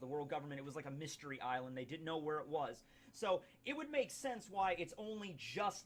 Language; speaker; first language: English; native; English